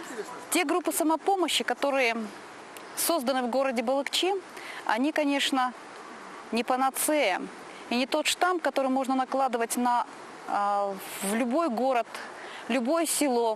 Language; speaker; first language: Russian; native; Russian